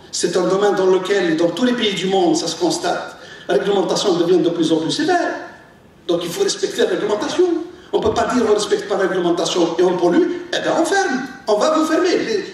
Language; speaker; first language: French; non-native, local second language; Arabic